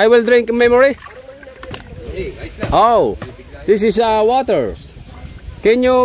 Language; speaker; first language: English; non-native, learner; Filipino